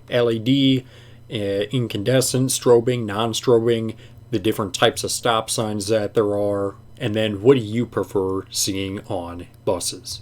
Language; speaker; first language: English; native; English